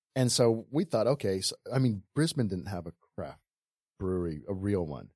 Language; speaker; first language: English; native; English